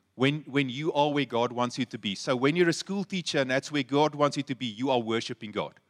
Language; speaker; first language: English; non-native, local second language; Afrikaans